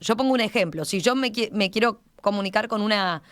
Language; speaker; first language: Spanish; native; Spanish